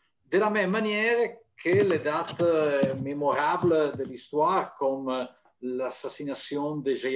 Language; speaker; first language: French; non-native, fluent; Italian